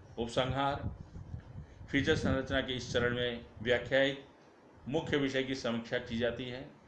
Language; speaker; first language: Hindi; native; Hindi